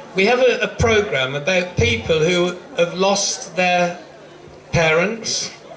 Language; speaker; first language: English; native; English